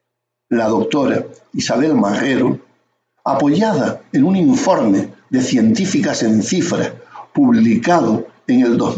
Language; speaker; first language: Spanish; native; Spanish